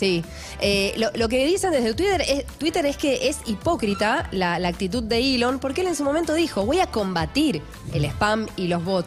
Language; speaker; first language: Spanish; native; Spanish